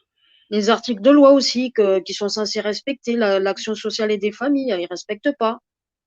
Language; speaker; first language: French; native; French